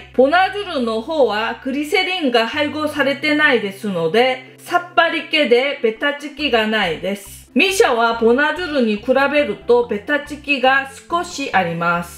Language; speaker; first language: Japanese; non-native, fluent; Korean